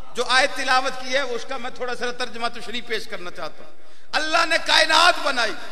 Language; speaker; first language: Urdu; non-native, local second language; Punjabi